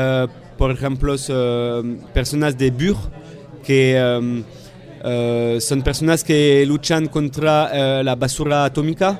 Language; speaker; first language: Spanish; non-native, fluent; French